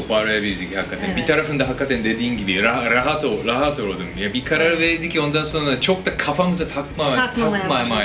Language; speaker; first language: Turkish; non-native, fluent; Japanese